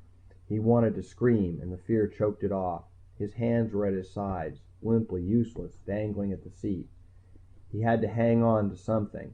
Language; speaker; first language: English; native; English